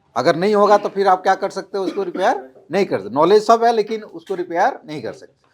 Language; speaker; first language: Hindi; native; Hindi